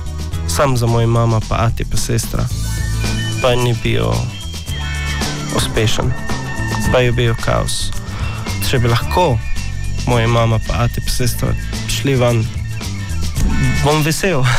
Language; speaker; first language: Slovenian; non-native, learner; Arabic